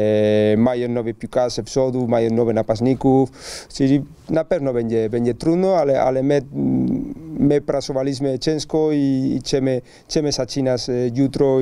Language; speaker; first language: Polish; non-native, learner; Spanish